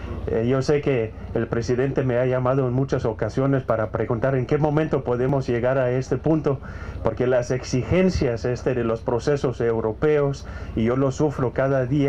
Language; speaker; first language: Spanish; non-native, fluent; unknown